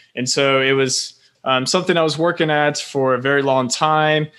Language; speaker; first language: English; native; English